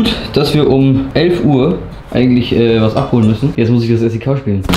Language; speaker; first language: German; native; German